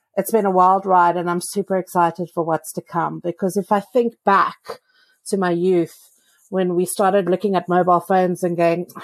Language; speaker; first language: English; native; English